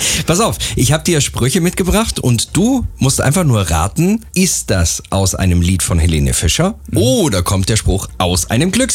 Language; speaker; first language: German; native; German